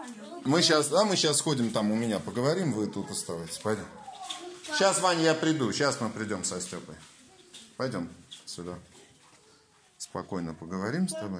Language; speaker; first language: Russian; native; Russian